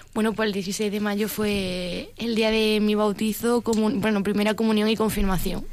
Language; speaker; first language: Spanish; native; Spanish